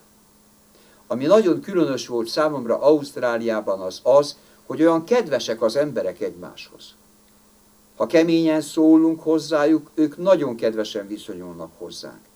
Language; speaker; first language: Hungarian; native; Hungarian